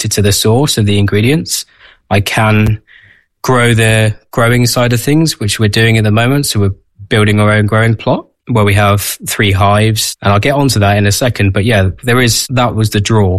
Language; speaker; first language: English; native; English